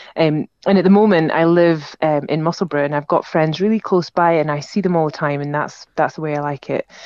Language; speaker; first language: English; native; English